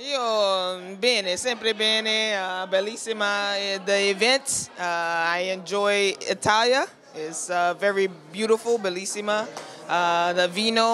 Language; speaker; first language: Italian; non-native, learner; English